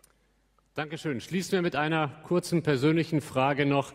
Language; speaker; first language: German; native; German